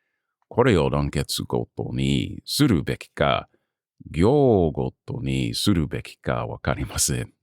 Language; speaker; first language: Japanese; non-native, learner; English